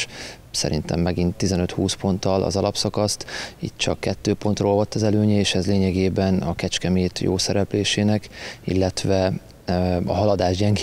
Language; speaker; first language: Hungarian; native; Hungarian